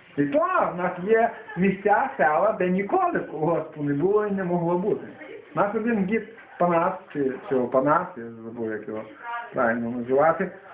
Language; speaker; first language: Ukrainian; native; Ukrainian